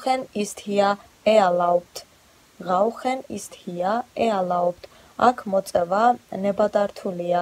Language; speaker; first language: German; non-native, fluent; Georgian